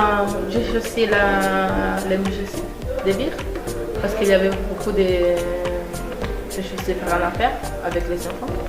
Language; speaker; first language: French; non-native, learner; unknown